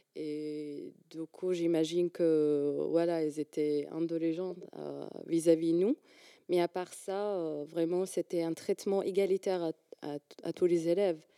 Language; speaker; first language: French; non-native, fluent; Arabic